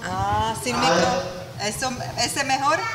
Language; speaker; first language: Spanish; non-native, learner; Czech